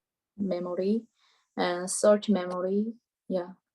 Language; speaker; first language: English; non-native, learner; Korean